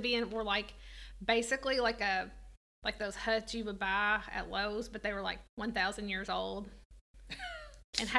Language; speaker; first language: English; native; English